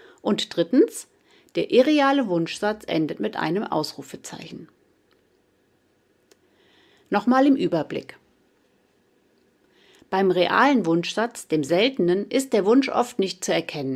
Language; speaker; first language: German; native; German